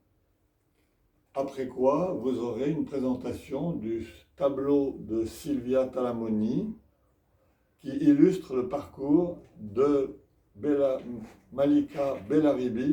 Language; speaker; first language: French; native; French